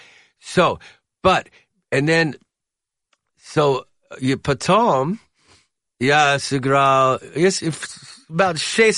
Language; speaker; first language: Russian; non-native, learner; English